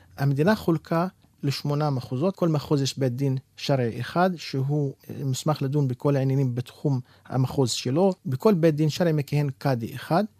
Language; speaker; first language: Hebrew; non-native, local second language; Arabic